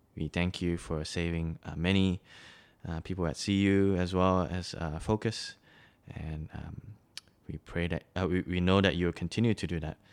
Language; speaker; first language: English; non-native, local second language; Chinese